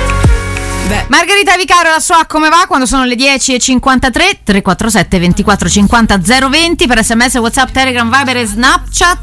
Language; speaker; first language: Italian; native; Italian